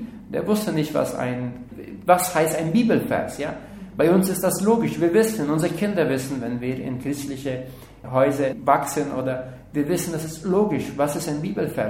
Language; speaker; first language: German; non-native, learner; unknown